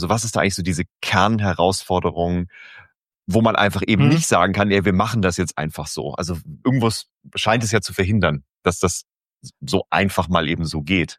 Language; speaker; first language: German; native; German